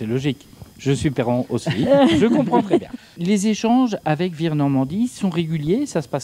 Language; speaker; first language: French; native; French